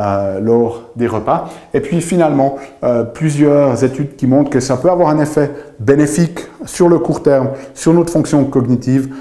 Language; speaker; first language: French; native; French